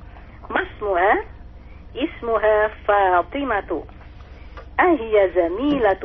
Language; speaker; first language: Arabic; non-native, learner; Indonesian